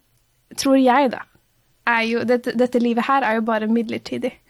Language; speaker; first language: Norwegian; native; Norwegian